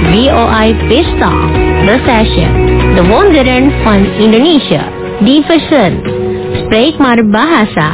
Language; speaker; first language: Dutch; non-native, learner; Indonesian